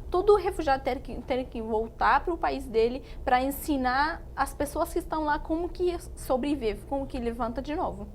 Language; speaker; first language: Portuguese; non-native, fluent; Arabic